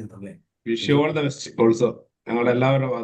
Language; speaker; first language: Malayalam; native; Malayalam